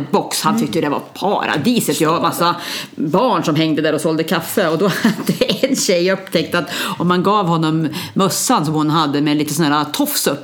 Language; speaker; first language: Swedish; native; Swedish